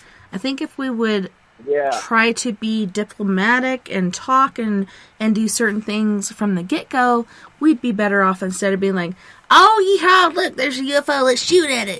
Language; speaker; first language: English; native; English